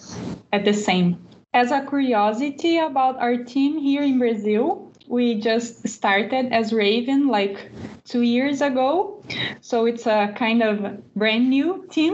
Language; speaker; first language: English; non-native, fluent; Portuguese